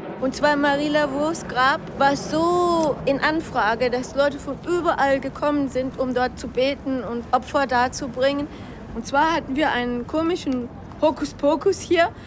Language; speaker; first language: German; native; German